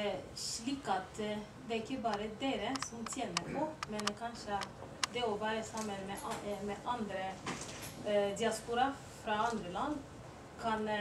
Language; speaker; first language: Norwegian; non-native, learner; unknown